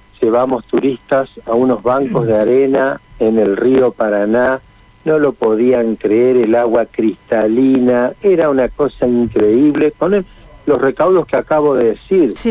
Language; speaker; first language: Spanish; native; Spanish